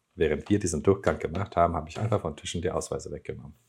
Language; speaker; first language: German; non-native, fluent; Turkish